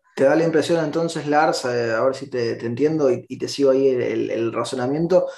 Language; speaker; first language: Spanish; non-native, fluent; German